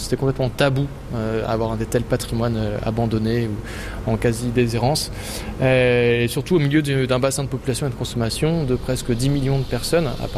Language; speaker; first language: French; native; French